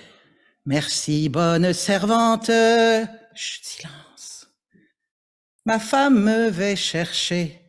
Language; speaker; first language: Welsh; non-native, fluent; French